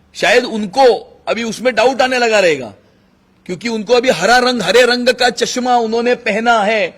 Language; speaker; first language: Hindi; non-native, local second language; Marathi